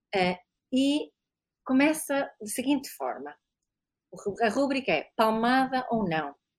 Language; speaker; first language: Portuguese; non-native, fluent; Serbian